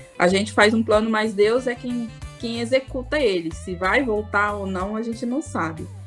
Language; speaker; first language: Portuguese; native; Portuguese